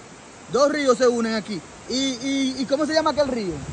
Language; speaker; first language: Spanish; native; Spanish